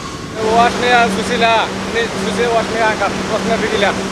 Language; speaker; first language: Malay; non-native, learner; Bangla